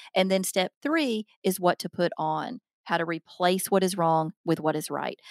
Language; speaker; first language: English; native; English